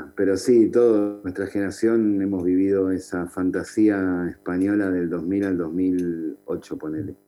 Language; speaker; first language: Spanish; native; Spanish